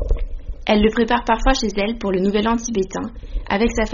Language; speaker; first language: French; native; French